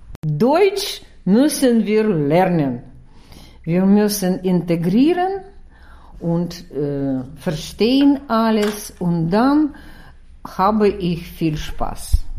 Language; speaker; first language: German; non-native, learner; Ukrainian